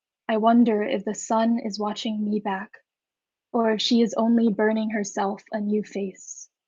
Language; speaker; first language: English; native; English